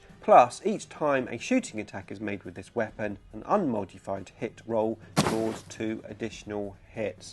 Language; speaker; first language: English; native; English